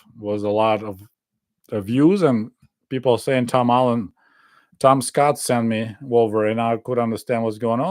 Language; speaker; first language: English; non-native, fluent; Russian